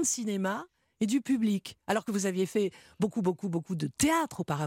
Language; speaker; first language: French; native; French